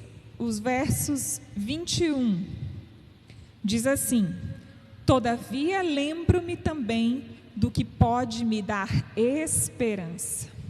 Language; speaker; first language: Portuguese; native; Portuguese